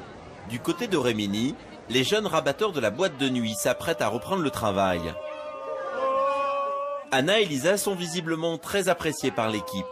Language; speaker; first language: French; native; French